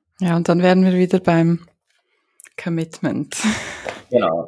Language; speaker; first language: German; native; German